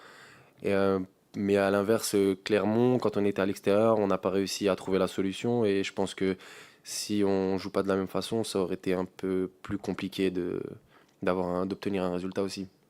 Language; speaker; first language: French; native; French